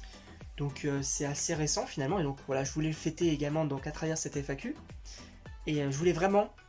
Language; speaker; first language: French; native; French